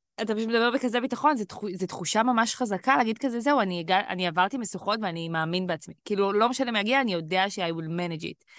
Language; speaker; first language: Hebrew; native; Hebrew